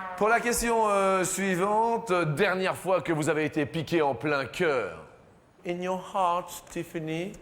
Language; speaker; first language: French; native; French